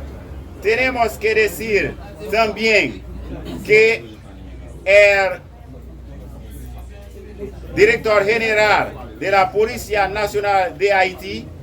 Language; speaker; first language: Spanish; non-native, local second language; Haitian Creole